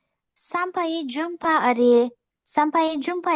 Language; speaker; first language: Indonesian; non-native, learner; Turkish